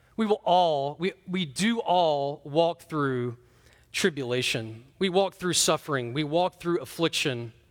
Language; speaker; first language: English; native; English